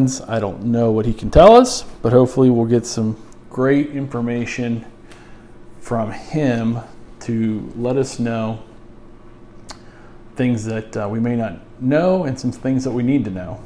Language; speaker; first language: English; native; English